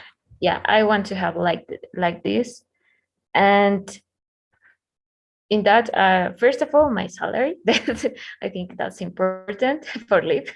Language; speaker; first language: English; non-native, learner; Spanish